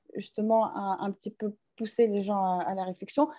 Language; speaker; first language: French; non-native, fluent; Russian